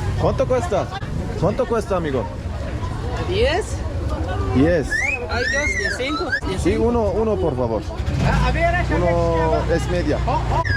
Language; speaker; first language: Spanish; non-native, learner; Turkish